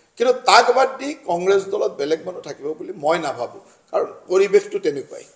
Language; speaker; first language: Assamese; native; Assamese